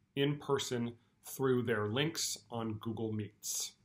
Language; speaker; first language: English; native; English